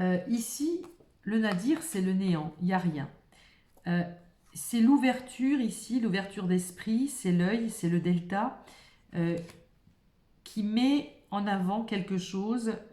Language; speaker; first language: French; native; French